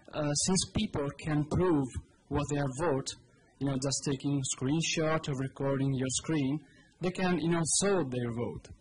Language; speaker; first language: English; non-native, fluent; Italian